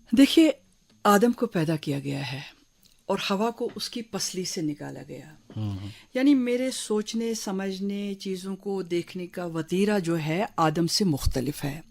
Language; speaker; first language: Urdu; non-native, local second language; Kashmiri